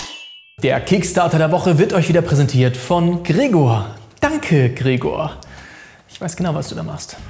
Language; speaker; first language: German; native; German